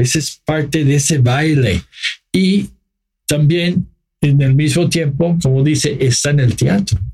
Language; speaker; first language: Spanish; non-native, fluent; English